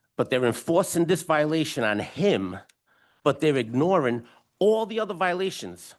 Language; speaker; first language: English; non-native, fluent; Italian